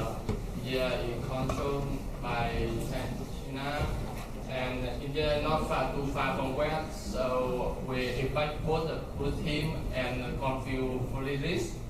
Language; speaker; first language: English; non-native, learner; Vietnamese